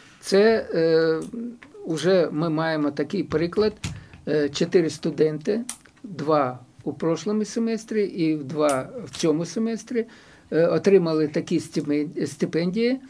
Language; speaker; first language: Ukrainian; non-native, local second language; Russian